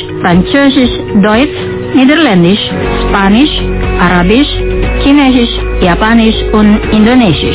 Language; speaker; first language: German; non-native, fluent; Indonesian